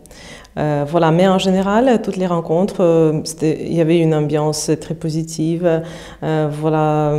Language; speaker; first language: French; non-native, fluent; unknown